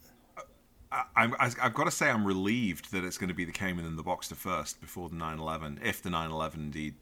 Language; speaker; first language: English; native; English